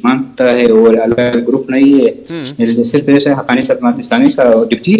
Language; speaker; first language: Urdu; non-native, fluent; Pashto